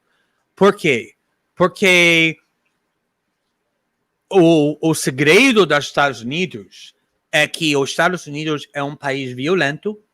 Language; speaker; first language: Portuguese; non-native, fluent; English